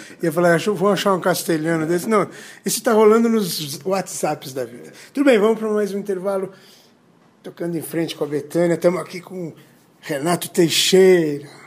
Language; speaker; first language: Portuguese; native; Portuguese